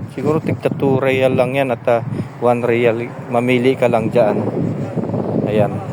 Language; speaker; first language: Filipino; non-native, local second language; Pampanga